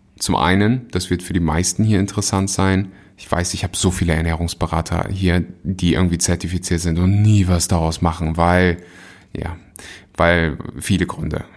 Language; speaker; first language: German; native; German